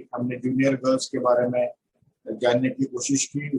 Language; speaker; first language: Hindi; non-native, local second language; Marathi